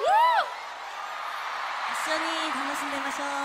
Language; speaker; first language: Japanese; non-native, learner; Korean